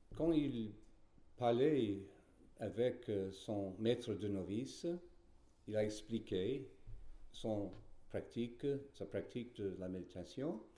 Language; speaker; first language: French; non-native, fluent; English